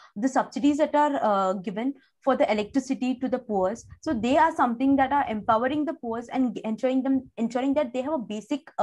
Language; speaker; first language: English; non-native, local second language; Kannada